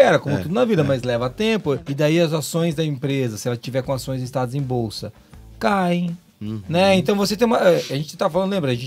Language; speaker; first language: Portuguese; native; Portuguese